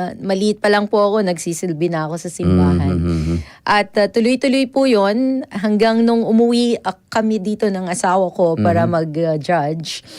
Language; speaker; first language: Filipino; non-native, local second language; Pampanga